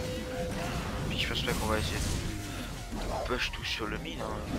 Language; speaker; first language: French; native; French